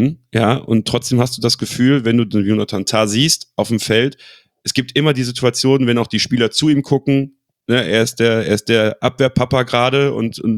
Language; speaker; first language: German; native; German